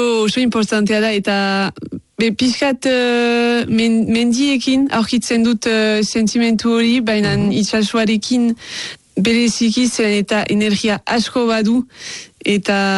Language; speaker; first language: Basque; non-native, local second language; French